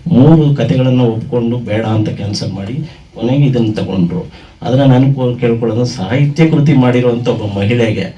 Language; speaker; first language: Kannada; native; Kannada